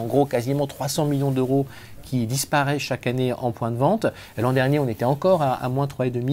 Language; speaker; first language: French; native; French